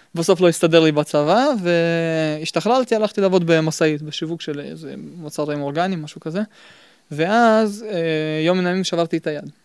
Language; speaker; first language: Hebrew; early bilingual, other home language; Russian